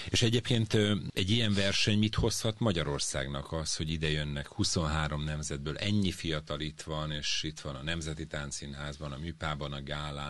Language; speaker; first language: Hungarian; native; Hungarian